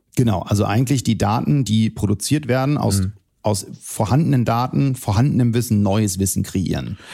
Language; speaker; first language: German; early bilingual, other home language; Arabic